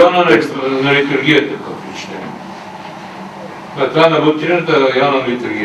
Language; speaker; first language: Bulgarian; native; Bulgarian